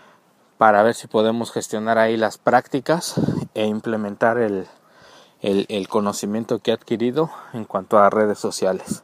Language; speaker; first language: Spanish; native; Spanish